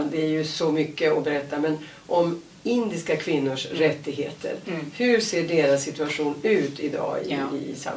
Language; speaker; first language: Swedish; native; Swedish